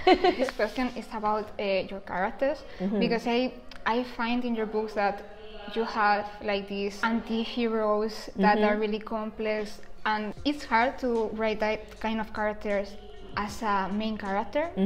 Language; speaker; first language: English; non-native, fluent; Spanish